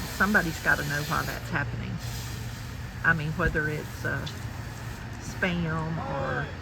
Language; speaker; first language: English; native; English